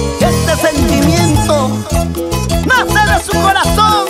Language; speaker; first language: Spanish; native; Spanish